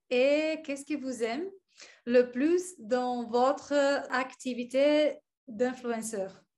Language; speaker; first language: French; non-native, learner; English